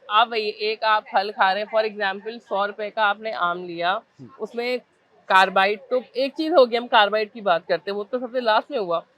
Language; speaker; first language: Hindi; native; Hindi